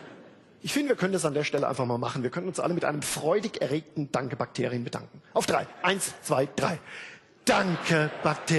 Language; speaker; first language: German; native; German